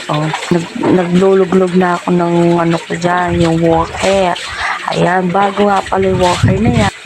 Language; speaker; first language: Filipino; non-native, local second language; Pampanga